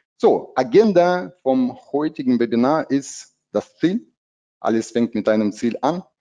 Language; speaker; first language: German; non-native, fluent; Russian